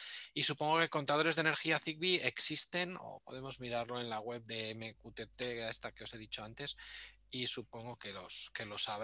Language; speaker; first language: Spanish; native; Spanish